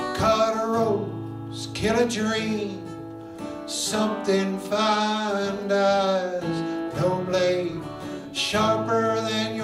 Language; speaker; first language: English; native; English